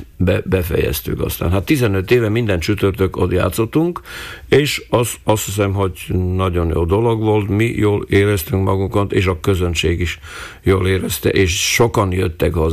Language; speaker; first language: Hungarian; non-native, local second language; Slovak